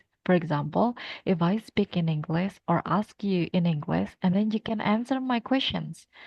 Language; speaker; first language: English; non-native, fluent; Indonesian